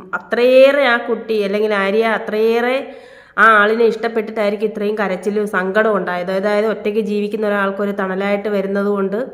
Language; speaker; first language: Malayalam; native; Malayalam